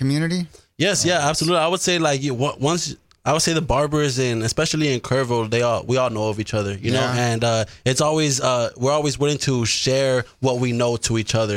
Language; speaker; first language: English; native; English